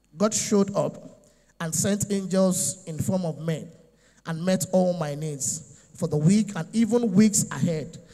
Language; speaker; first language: English; non-native, local second language; Yoruba